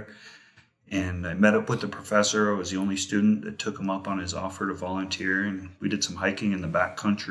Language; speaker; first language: English; native; English